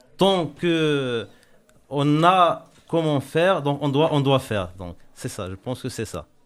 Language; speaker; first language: French; non-native, local second language; Arabic